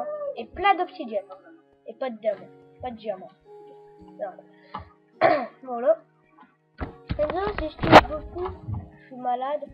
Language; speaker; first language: French; native; French